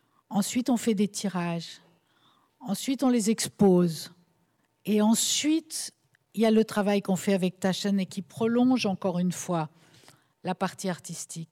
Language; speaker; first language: French; native; French